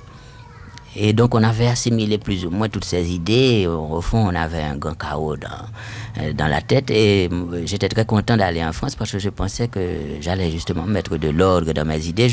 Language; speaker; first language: French; non-native, local second language; Haitian Creole